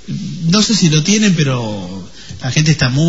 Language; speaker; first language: Spanish; native; Spanish